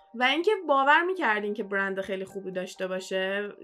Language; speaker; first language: Persian; native; Persian